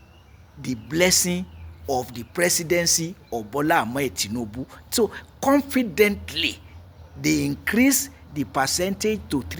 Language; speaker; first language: English; non-native, local second language; Yoruba